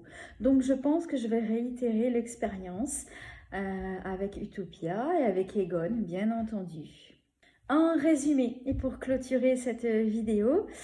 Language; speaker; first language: French; native; French